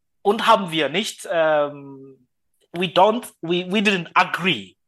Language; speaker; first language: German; non-native, learner; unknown